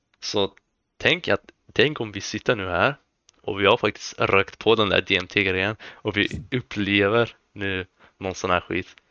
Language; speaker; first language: Swedish; early bilingual, other home language; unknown